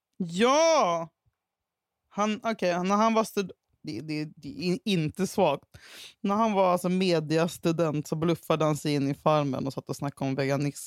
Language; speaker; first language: Swedish; native; Swedish